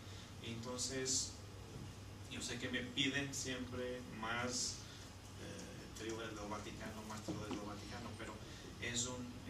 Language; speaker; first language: Spanish; non-native, fluent; Portuguese